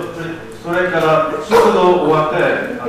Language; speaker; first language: Japanese; non-native, learner; Korean